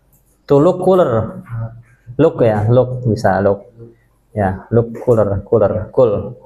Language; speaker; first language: English; non-native, fluent; Indonesian